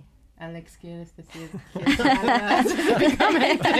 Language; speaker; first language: Spanish; non-native, learner; Persian